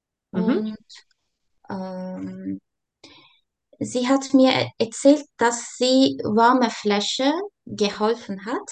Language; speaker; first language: German; non-native, learner; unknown